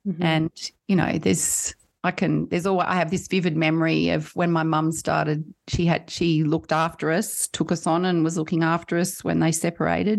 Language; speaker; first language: English; native; English